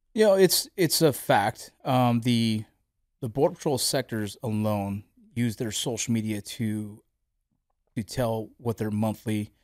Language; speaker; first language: English; early bilingual, other home language; Spanish